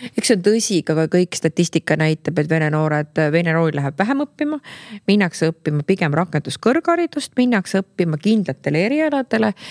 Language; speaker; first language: Estonian; native; Estonian